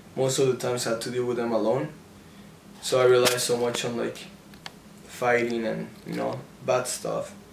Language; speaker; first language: English; early bilingual, other home language; Spanish